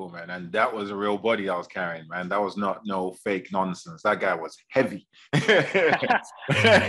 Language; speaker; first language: English; native; English